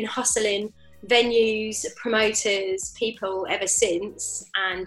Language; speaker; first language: English; native; English